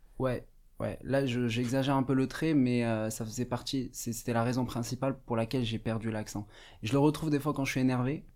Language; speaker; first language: French; non-native, local second language; Arabic